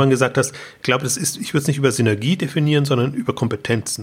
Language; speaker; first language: German; native; German